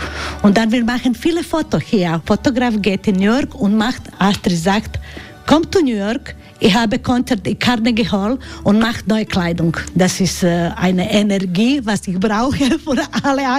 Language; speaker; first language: German; non-native, learner; Croatian